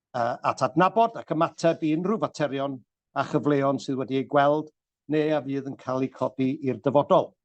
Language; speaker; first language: Welsh; native; Welsh